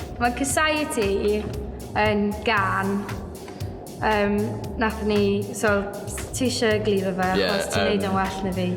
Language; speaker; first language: Welsh; non-native, local second language; English